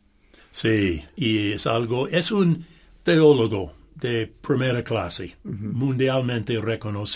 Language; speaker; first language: Spanish; non-native, fluent; English